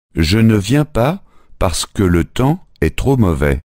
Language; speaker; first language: French; native; French